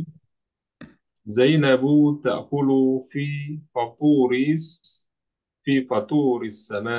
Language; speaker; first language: Arabic; non-native, learner; Indonesian